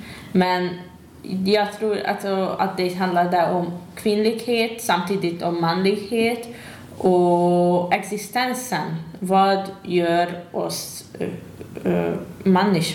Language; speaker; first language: Swedish; non-native, learner; Hungarian